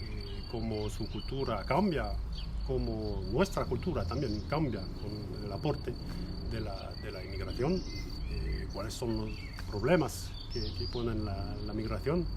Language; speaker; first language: Spanish; non-native, fluent; French